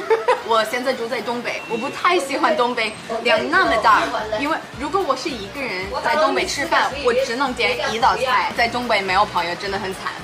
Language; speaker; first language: Chinese; non-native, fluent; English